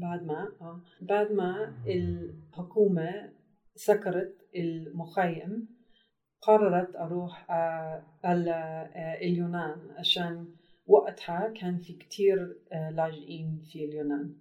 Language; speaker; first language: Arabic; non-native, learner; English